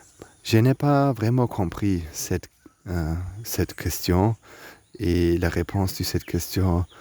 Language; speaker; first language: French; non-native, learner; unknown